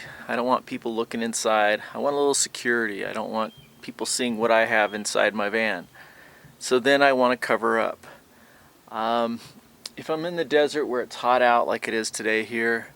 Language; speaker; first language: English; native; English